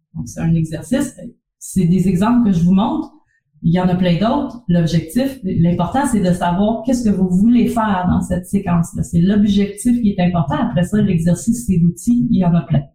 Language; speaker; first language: French; native; French